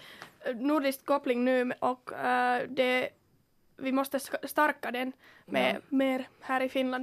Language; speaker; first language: Swedish; non-native, local second language; Finnish